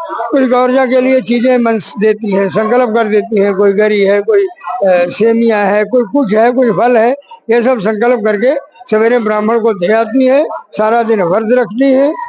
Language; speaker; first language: Hindi; non-native, local second language; Punjabi